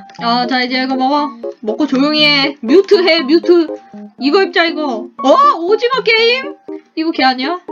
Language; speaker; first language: Korean; native; Korean